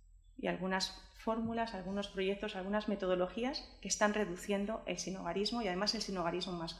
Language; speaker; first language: Spanish; native; Spanish